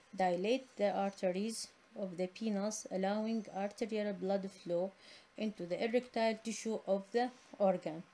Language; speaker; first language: English; non-native, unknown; Arabic